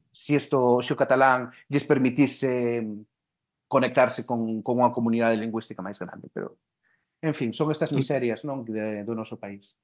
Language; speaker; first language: Galician; native; Galician